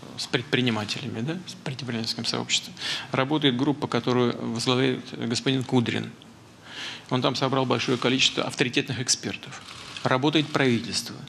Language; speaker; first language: Russian; native; Russian